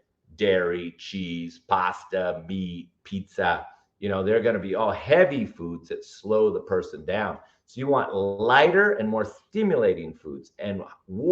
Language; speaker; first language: English; native; English